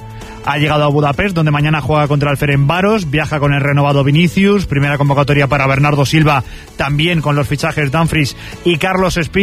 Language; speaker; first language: Spanish; native; Spanish